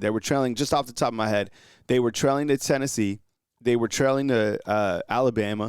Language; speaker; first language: English; native; English